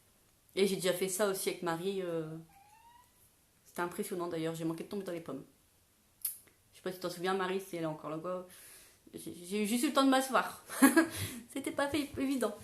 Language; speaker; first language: French; native; French